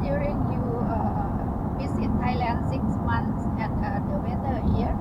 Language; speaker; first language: English; non-native, learner; Thai